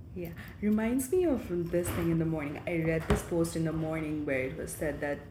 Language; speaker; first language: English; non-native, local second language; Nepali